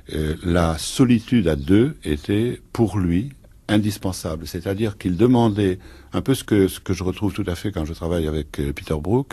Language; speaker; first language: French; native; French